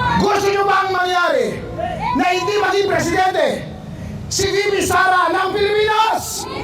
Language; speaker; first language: Filipino; non-native, local second language; Iloko